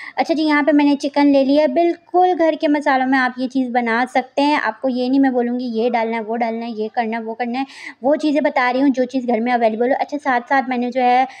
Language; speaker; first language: Hindi; native; Hindi